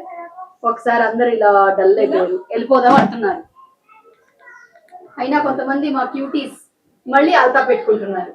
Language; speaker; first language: Telugu; non-native, local second language; Bangla